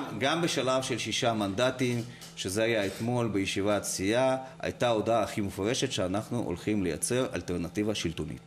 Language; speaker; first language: Hebrew; non-native, fluent; Russian